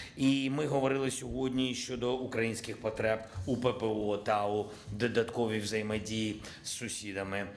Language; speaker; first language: Ukrainian; non-native, local second language; Russian